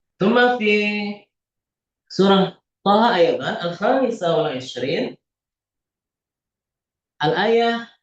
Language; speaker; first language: Arabic; non-native, fluent; Indonesian